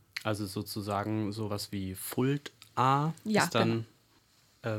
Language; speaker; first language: German; native; German